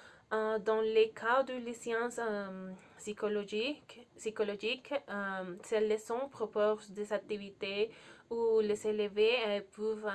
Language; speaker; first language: French; non-native, learner; Spanish